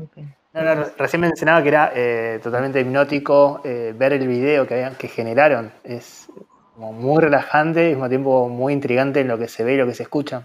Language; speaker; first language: Spanish; native; Spanish